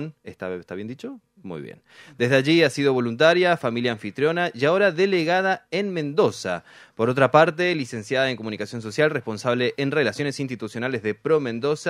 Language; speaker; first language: Spanish; native; Spanish